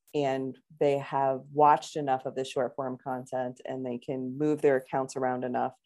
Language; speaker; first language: English; native; English